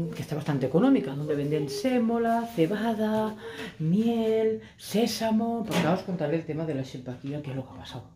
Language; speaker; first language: Spanish; early bilingual, other home language; Arabic